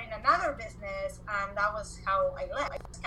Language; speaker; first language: English; non-native, fluent; Spanish